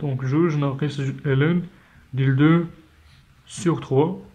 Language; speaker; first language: French; non-native, local second language; Arabic